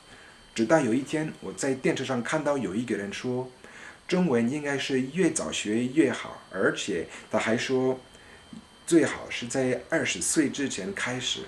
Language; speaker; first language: Chinese; non-native, fluent; French